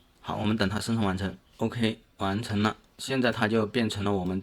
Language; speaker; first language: Chinese; native; Chinese